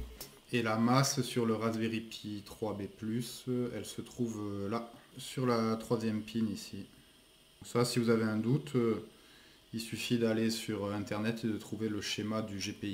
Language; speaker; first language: French; native; French